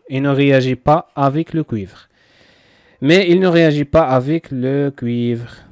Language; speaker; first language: French; non-native, local second language; Arabic